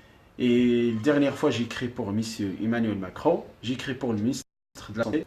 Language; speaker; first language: French; non-native, learner; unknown